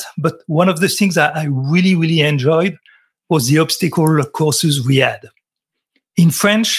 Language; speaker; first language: English; non-native, fluent; French